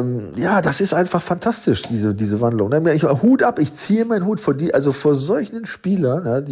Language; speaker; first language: German; native; German